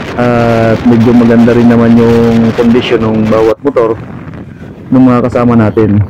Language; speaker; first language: Filipino; non-native, local second language; Waray